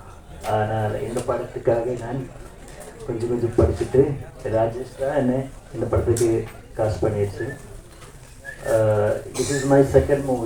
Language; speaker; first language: Tamil; non-native, learner; Malayalam